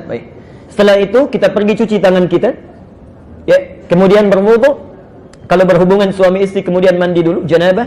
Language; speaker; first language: Indonesian; native; Indonesian